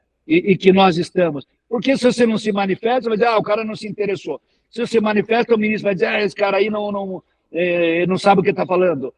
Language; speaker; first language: Portuguese; native; Portuguese